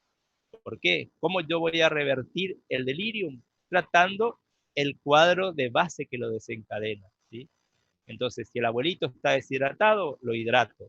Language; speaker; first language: Spanish; native; Spanish